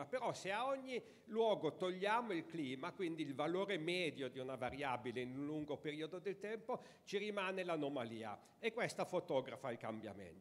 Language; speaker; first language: Italian; native; Italian